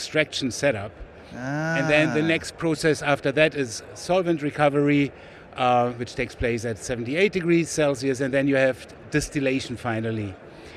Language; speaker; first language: English; non-native, fluent; German